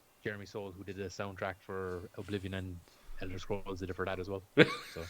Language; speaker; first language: English; native; English